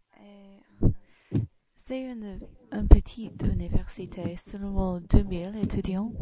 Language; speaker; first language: French; non-native, learner; English